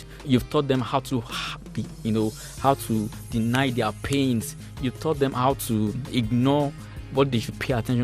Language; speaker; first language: English; non-native, local second language; Yoruba